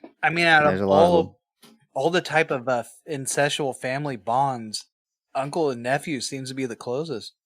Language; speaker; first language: English; native; English